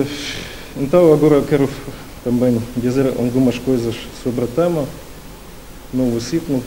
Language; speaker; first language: Portuguese; non-native, learner; Ukrainian